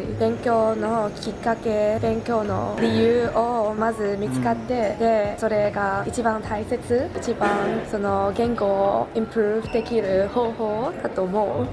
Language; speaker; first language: Japanese; non-native, learner; Chinese